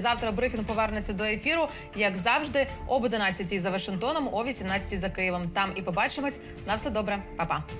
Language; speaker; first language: Ukrainian; native; Ukrainian